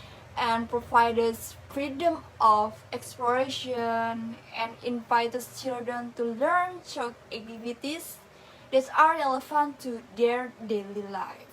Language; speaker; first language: English; non-native, learner; Indonesian